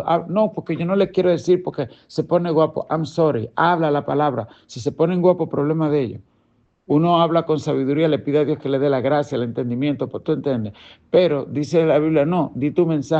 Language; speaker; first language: Spanish; native; Spanish